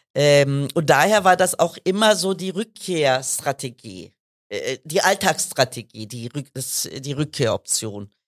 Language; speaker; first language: German; early bilingual, other home language; Kurdish